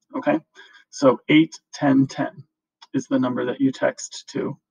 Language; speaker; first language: English; native; English